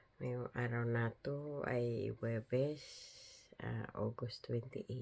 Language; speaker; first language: Filipino; non-native, local second language; Cebuano